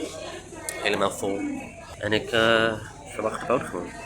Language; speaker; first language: Dutch; non-native, learner; English